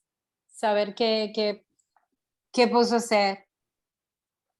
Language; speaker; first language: Portuguese; non-native, learner; Spanish